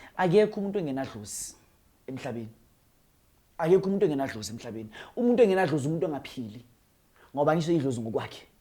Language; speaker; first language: Zulu; non-native, local second language; Northern Sotho